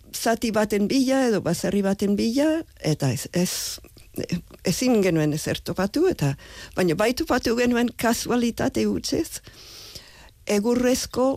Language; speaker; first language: Basque; early bilingual, other home language; English